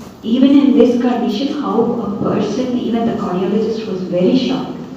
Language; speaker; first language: English; non-native, local second language; Telugu